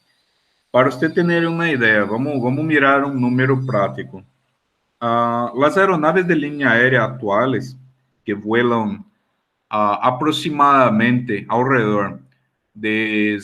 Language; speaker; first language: Spanish; non-native, fluent; Portuguese